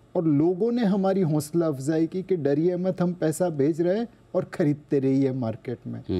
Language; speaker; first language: Hindi; non-native, local second language; Gujarati